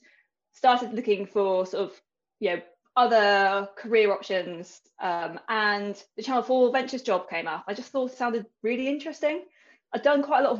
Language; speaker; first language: English; native; English